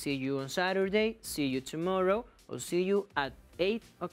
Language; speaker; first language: English; non-native, fluent; Spanish